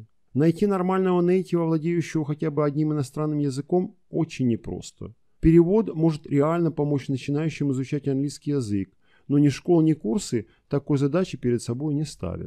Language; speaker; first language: Russian; native; Russian